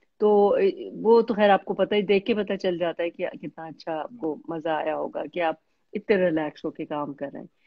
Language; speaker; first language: Urdu; native; Urdu